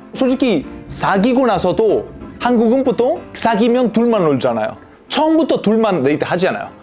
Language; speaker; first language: Korean; non-native, fluent; Italian